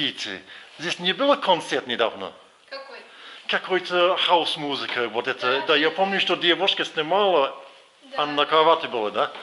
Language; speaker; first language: Russian; non-native, learner; English